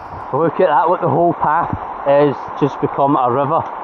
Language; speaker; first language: English; native; English